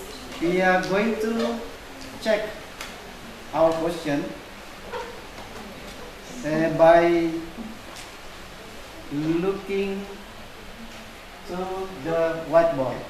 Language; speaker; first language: English; non-native, learner; Indonesian